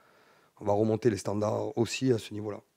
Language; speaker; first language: French; native; French